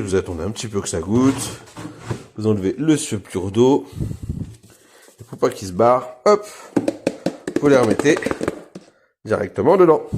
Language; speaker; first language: French; native; French